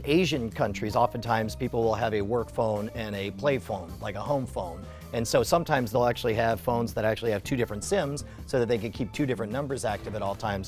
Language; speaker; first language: English; native; English